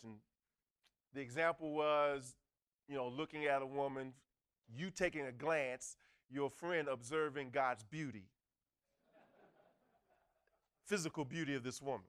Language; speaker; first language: English; native; English